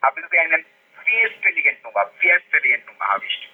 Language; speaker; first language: German; non-native, learner; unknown